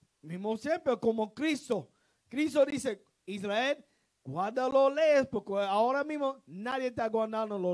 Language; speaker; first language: Spanish; non-native, learner; English